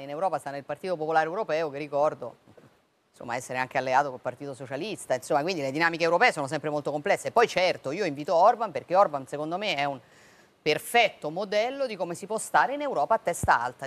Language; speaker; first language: Italian; native; Italian